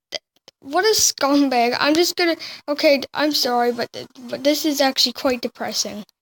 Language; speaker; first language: English; native; English